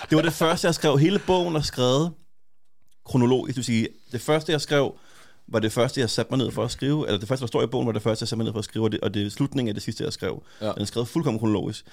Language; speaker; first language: Danish; native; Danish